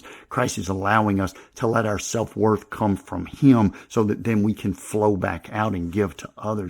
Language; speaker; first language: English; native; English